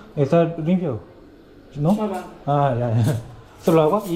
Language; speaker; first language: Spanish; non-native, learner; Korean